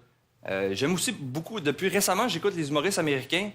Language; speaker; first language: French; native; French